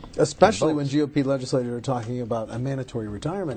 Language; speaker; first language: English; native; English